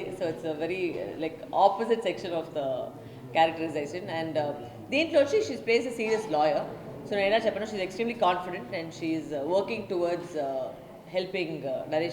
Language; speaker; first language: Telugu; non-native, local second language; Tamil